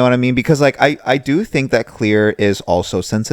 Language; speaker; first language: English; native; English